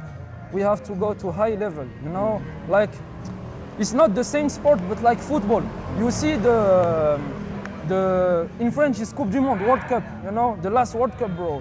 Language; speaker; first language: English; non-native, fluent; Arabic